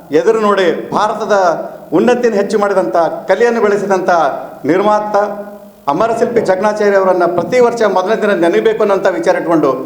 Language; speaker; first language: Kannada; native; Kannada